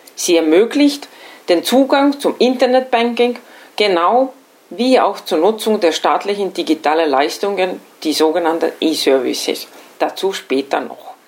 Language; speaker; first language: German; non-native, fluent; Estonian